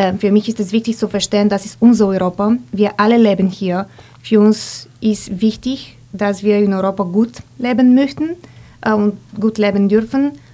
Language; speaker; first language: German; non-native, fluent; Bulgarian